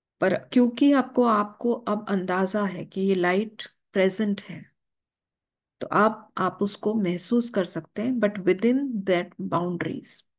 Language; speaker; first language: Hindi; native; Hindi